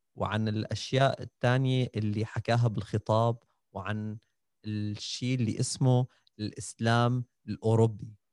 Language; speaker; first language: Arabic; native; Arabic